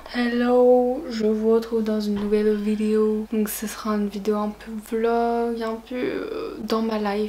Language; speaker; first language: French; native; French